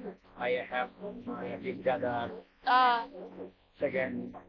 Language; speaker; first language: English; non-native, learner; Bangla